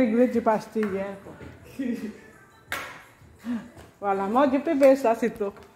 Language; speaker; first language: French; non-native, learner; Filipino